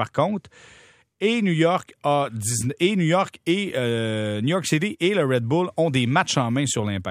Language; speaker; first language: French; native; French